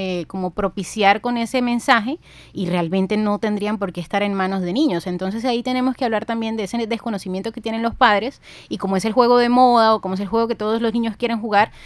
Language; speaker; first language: Spanish; native; Spanish